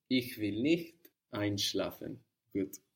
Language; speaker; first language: German; non-native, fluent; English